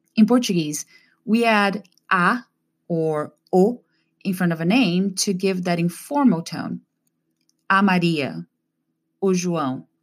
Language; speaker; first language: English; non-native, fluent; Portuguese